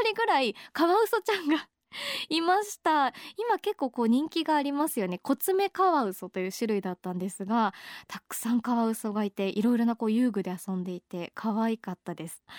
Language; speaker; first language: Japanese; native; Japanese